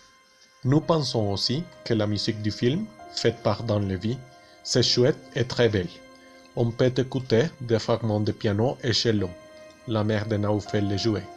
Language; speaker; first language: French; non-native, learner; Spanish